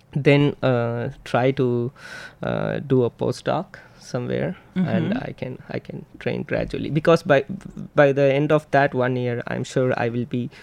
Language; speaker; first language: English; non-native, local second language; Tamil